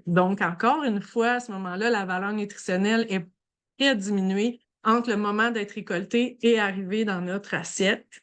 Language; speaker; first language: French; native; French